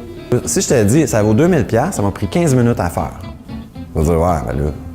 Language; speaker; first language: French; native; French